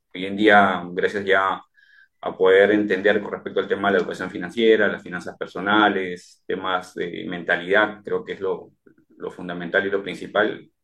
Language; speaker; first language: Spanish; native; Spanish